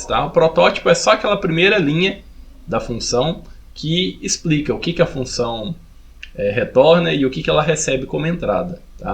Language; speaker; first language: Portuguese; native; Portuguese